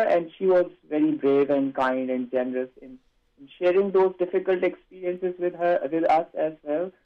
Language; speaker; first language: English; non-native, local second language; Punjabi